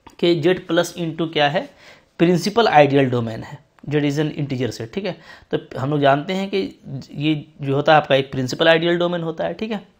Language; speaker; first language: Hindi; native; Hindi